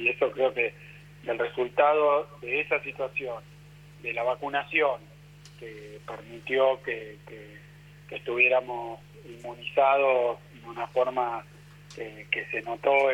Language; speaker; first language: Spanish; native; Spanish